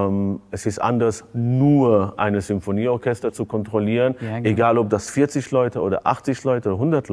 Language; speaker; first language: German; non-native, fluent; Hebrew